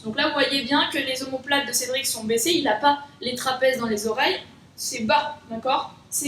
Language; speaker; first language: French; native; French